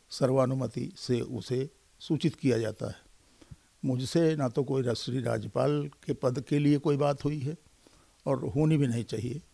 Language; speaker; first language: Hindi; native; Hindi